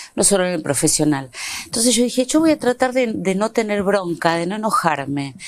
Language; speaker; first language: Spanish; native; Spanish